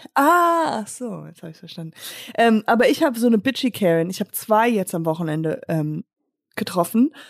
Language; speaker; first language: German; early bilingual, other home language; English